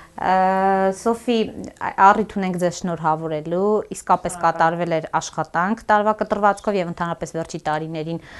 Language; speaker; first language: Armenian; native; Armenian